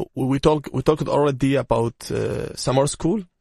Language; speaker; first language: English; non-native, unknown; Arabic